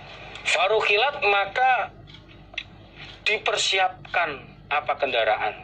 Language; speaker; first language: Indonesian; non-native, local second language; Javanese